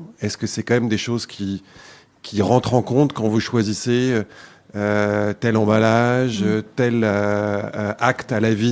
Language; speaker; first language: French; native; French